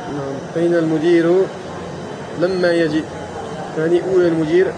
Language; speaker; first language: Arabic; non-native, learner; French